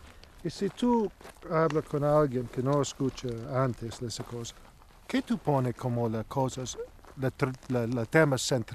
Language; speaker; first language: Spanish; non-native, learner; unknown